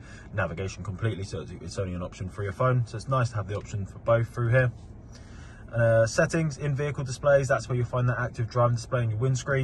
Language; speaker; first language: English; native; English